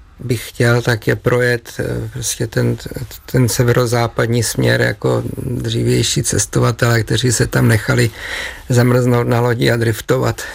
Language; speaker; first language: Czech; native; Czech